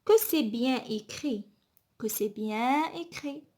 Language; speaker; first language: French; non-native, local second language; Arabic